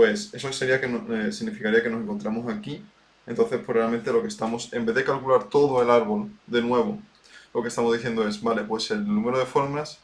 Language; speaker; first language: Spanish; native; Spanish